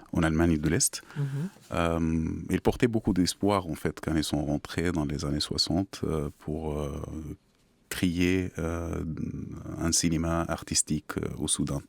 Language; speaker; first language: French; non-native, fluent; Arabic